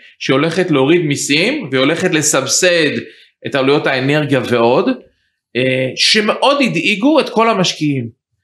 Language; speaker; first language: Hebrew; early bilingual, heritage; Hebrew